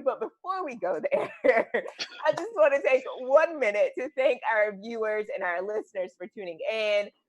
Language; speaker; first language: English; native; English